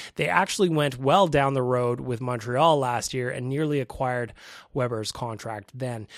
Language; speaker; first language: English; native; English